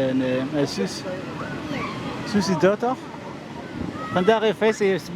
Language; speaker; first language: Dutch; non-native, learner; Somali